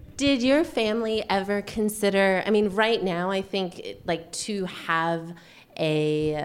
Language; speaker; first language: English; native; English